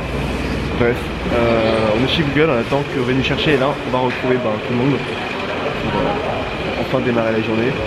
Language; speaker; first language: French; native; French